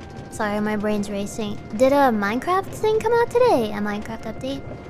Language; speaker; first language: English; native; English